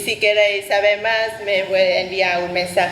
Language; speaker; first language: Spanish; non-native, fluent; Vietnamese